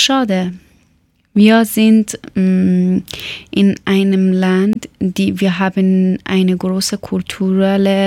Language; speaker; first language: German; non-native, learner; Persian